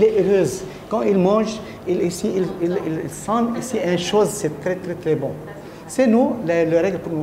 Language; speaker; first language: French; non-native, learner; Arabic